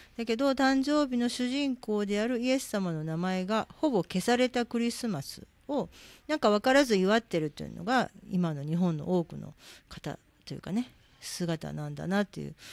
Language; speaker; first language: Japanese; native; Japanese